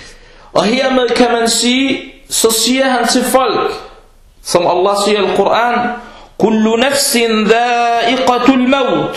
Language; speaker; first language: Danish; early bilingual, other home language; Arabic